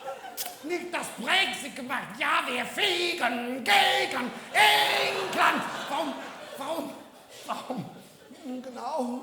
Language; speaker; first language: German; non-native, learner; English